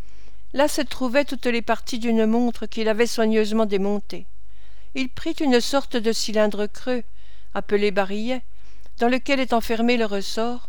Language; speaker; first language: French; native; French